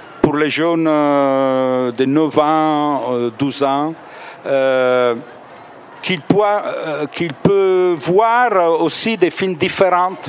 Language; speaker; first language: French; non-native, fluent; Italian